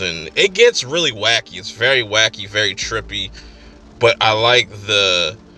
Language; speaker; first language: English; native; English